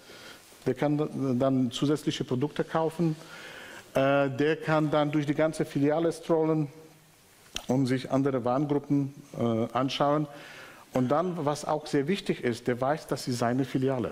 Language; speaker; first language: German; non-native, fluent; Polish